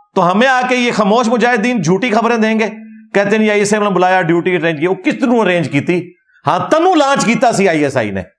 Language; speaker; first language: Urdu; non-native, local second language; Punjabi